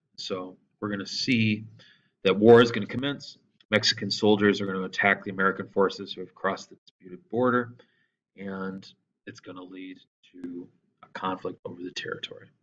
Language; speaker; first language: English; native; English